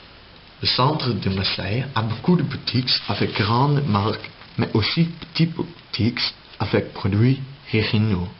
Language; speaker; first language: French; non-native, learner; Dutch